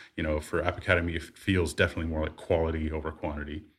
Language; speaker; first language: English; native; English